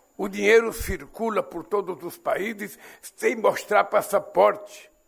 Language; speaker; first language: Portuguese; native; Portuguese